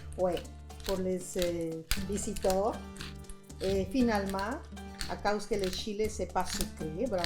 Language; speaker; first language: French; non-native, fluent; Spanish